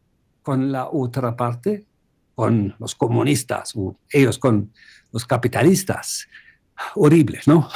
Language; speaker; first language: Spanish; non-native, fluent; German